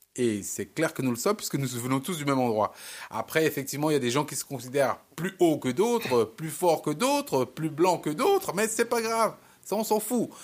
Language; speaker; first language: French; early bilingual, other home language; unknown